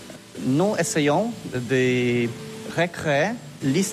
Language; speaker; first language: French; non-native, learner; Polish